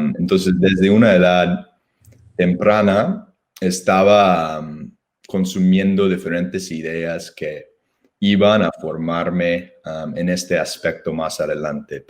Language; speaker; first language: Spanish; non-native, fluent; English